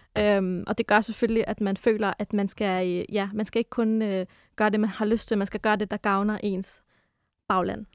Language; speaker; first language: Danish; early bilingual, other home language; Arabic